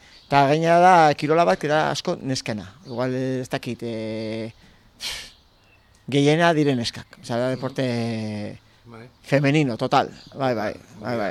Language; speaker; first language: Basque; native; Basque